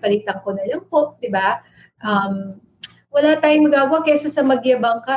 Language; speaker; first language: Filipino; non-native, local second language; Iloko